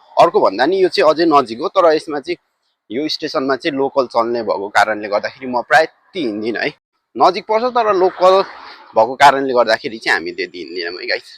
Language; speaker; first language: Nepali; native; Nepali